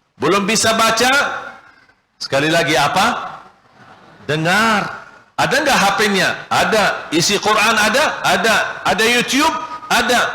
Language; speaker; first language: Malay; non-native, fluent; Arabic